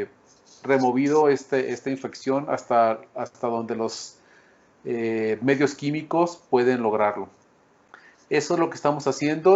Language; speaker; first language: Spanish; native; Spanish